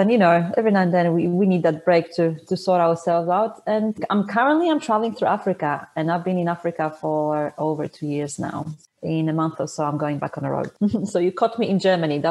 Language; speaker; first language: English; non-native, fluent; Polish